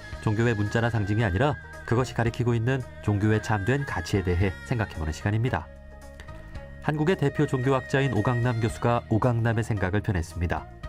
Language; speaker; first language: Korean; native; Korean